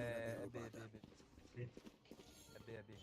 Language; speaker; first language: Portuguese; native; Portuguese